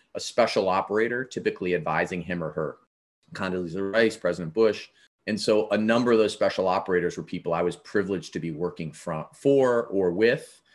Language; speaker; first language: English; native; English